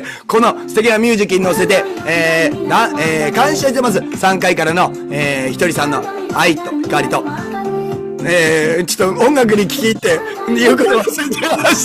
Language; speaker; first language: Japanese; native; Japanese